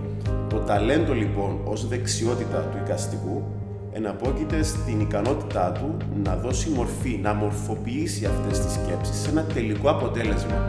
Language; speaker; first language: Greek; native; Greek